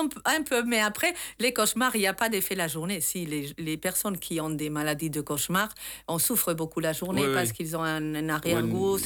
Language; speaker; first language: French; non-native, fluent; Spanish